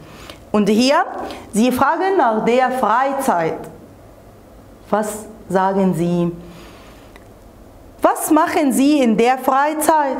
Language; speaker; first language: German; non-native, fluent; Arabic